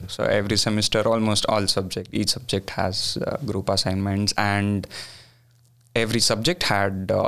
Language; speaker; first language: English; non-native, local second language; Kannada